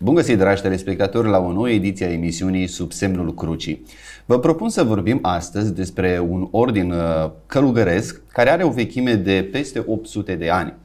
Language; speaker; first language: Romanian; native; Romanian